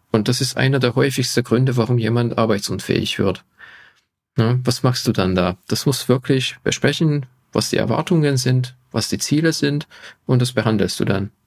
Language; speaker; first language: German; non-native, fluent; Hungarian